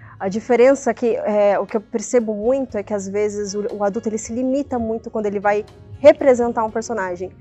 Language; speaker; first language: Portuguese; native; Portuguese